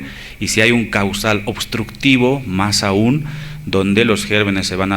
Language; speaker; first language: Spanish; native; Spanish